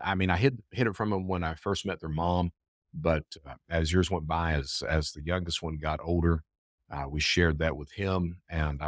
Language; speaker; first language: English; native; English